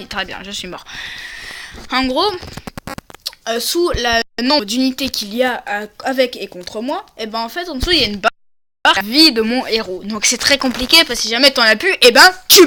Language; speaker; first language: French; native; French